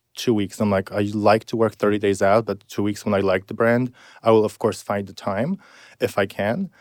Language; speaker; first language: English; non-native, fluent; Polish